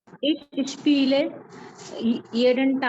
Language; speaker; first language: German; non-native, learner; Hindi